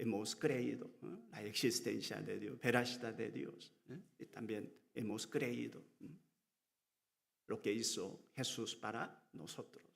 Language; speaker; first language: Spanish; non-native, learner; Korean